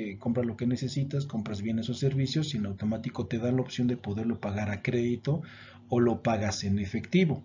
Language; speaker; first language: Spanish; native; Spanish